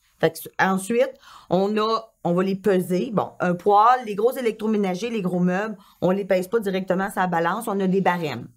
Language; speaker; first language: French; native; French